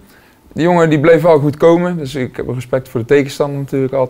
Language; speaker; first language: Dutch; native; Dutch